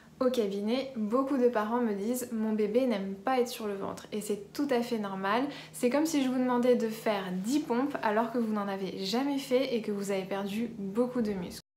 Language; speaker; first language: French; native; French